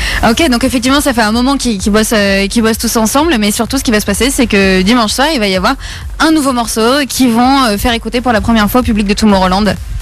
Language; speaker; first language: French; native; French